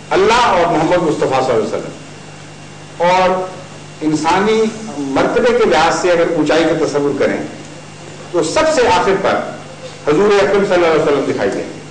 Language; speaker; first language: Urdu; native; Urdu